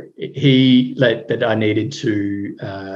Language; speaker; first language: English; native; English